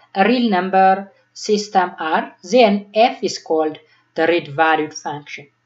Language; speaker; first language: English; non-native, local second language; Amharic